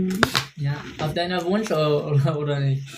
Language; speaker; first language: German; non-native, learner; Cebuano